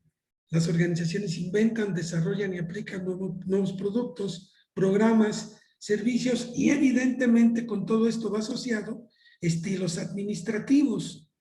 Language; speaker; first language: Spanish; native; Spanish